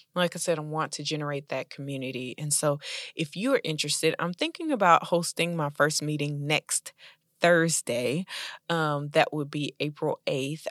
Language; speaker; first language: English; native; English